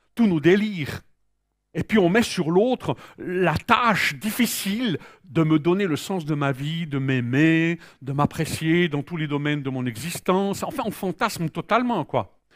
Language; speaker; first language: French; native; French